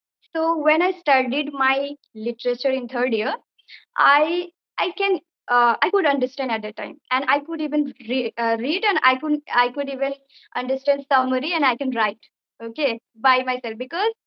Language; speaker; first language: English; non-native, fluent; Bangla